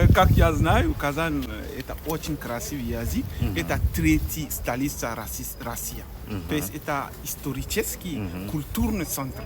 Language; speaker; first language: Russian; non-native, fluent; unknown